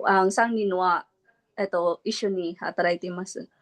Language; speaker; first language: Japanese; non-native, learner; Filipino